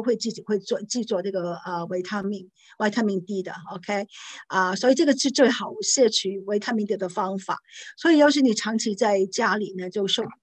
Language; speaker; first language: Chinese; non-native, local second language; Cantonese